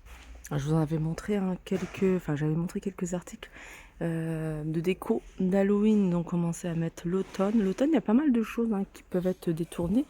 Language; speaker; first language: French; native; French